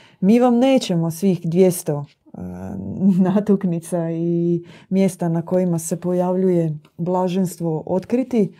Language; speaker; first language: Croatian; native; Croatian